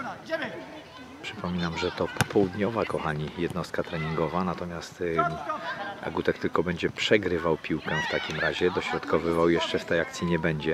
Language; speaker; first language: Polish; native; Polish